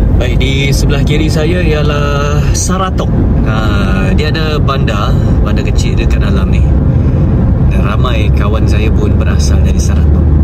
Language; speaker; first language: Malay; native; Malay